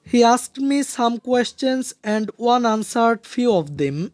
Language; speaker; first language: English; non-native, local second language; Bangla